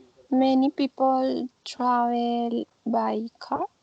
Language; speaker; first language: English; non-native, learner; Spanish